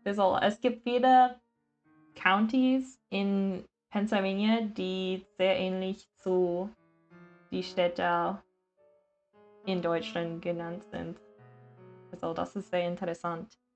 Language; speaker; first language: German; non-native, learner; English